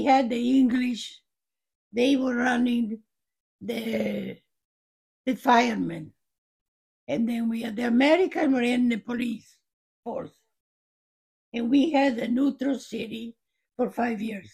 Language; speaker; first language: English; non-native, fluent; Italian